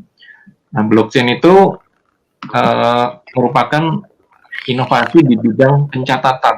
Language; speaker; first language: Indonesian; native; Indonesian